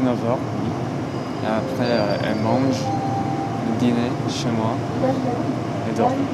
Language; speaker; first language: French; non-native, fluent; Korean